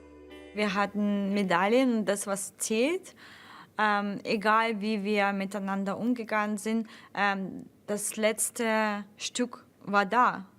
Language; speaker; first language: German; non-native, fluent; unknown